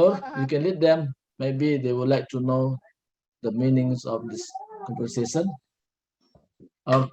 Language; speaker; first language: English; non-native, learner; Indonesian